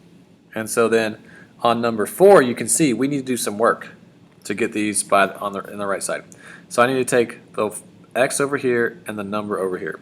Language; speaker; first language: English; native; English